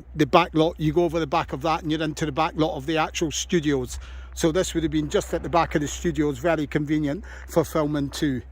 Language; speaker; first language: English; native; English